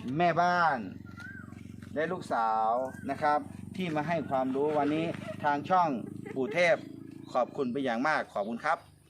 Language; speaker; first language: Thai; native; Thai